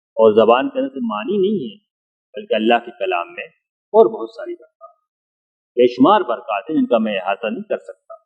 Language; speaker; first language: Urdu; native; Urdu